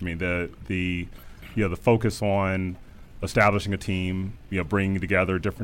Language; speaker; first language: English; native; English